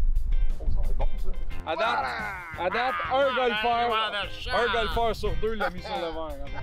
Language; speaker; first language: French; native; French